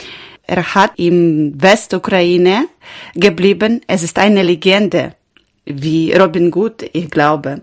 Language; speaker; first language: German; non-native, learner; Ukrainian